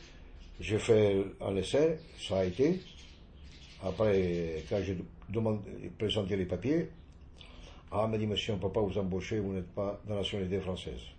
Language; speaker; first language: French; non-native, fluent; Italian